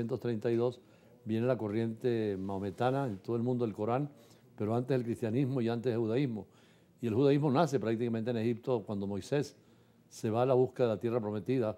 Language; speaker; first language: Spanish; native; Spanish